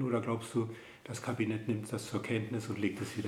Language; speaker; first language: German; native; German